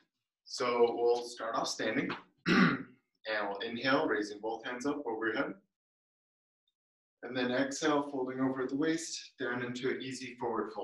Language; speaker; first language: English; native; English